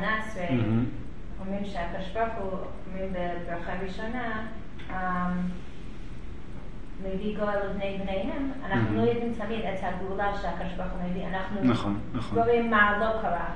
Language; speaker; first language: Hebrew; non-native, learner; English